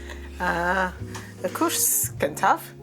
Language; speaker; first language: Welsh; non-native, learner; English